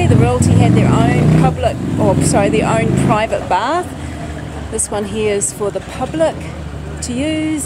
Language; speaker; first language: English; native; English